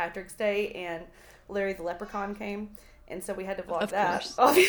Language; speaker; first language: English; native; English